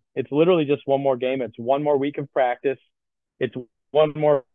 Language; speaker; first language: English; native; English